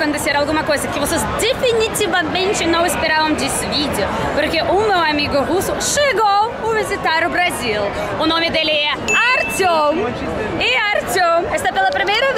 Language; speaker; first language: Portuguese; non-native, fluent; Russian